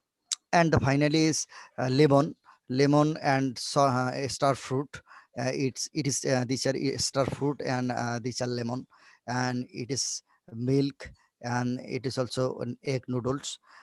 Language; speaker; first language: English; non-native, local second language; Bangla